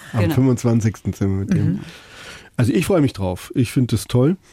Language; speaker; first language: German; native; German